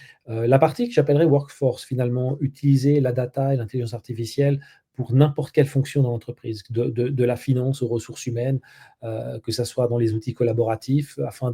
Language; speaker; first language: French; native; French